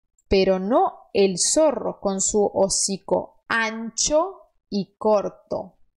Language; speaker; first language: Spanish; non-native, fluent; Portuguese